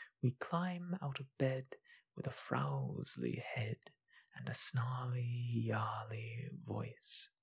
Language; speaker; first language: English; native; English